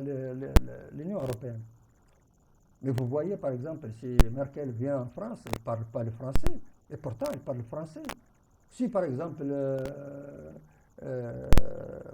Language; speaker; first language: French; non-native, local second language; Arabic